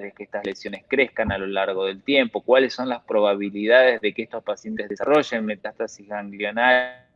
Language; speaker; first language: Spanish; native; Spanish